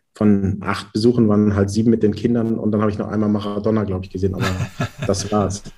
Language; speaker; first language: German; native; German